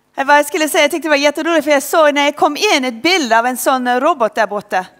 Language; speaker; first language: Swedish; non-native, learner; English